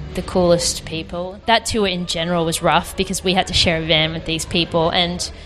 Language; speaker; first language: English; native; English